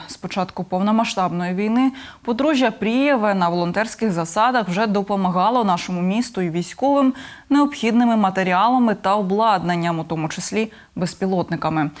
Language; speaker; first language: Ukrainian; native; Ukrainian